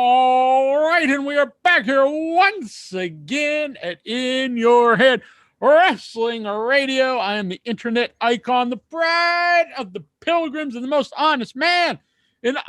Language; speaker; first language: English; native; English